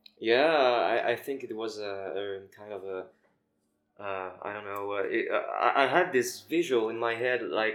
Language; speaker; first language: English; non-native, learner; French